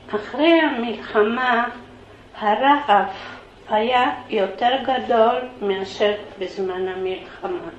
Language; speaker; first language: Hebrew; early bilingual, other home language; Polish